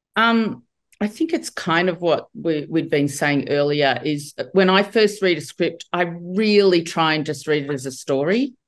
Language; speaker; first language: English; native; English